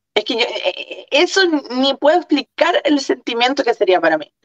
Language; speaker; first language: Spanish; early bilingual, other home language; Croatian